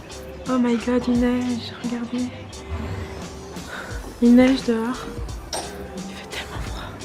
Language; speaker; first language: French; native; French